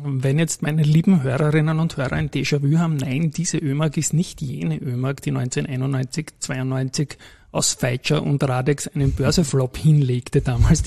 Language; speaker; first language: German; native; German